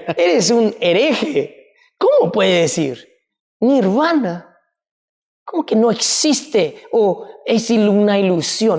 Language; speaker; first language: Spanish; non-native, fluent; Chinese